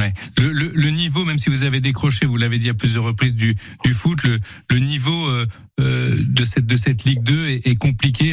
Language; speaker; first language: French; native; French